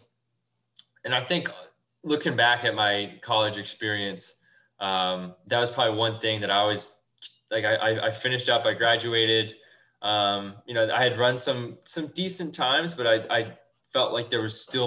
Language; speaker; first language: English; native; English